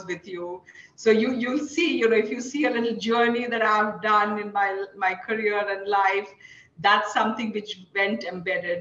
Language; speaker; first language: English; non-native, local second language; Hindi